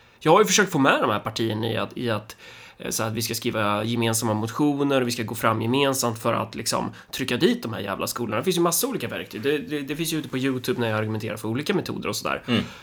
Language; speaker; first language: Swedish; early bilingual, other home language; Somali